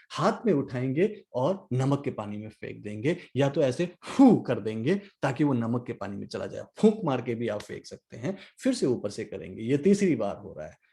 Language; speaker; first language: Hindi; non-native, local second language; Nepali